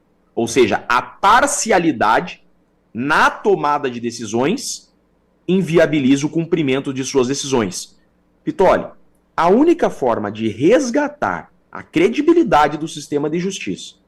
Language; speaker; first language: Portuguese; native; Portuguese